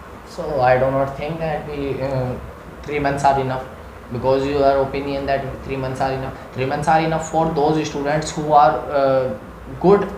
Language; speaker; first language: English; non-native, learner; Hindi